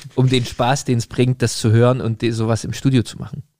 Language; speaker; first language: German; native; German